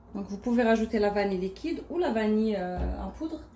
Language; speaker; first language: French; non-native, local second language; Arabic